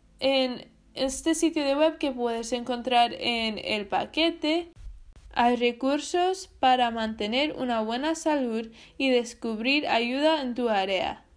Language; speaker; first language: Spanish; non-native, fluent; English